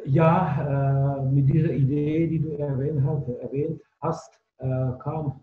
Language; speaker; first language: German; non-native, fluent; Czech